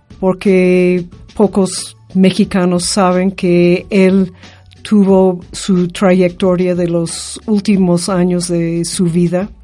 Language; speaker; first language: Spanish; non-native, fluent; English